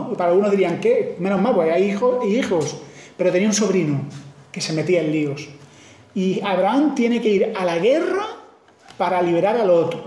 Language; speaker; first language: Spanish; native; Spanish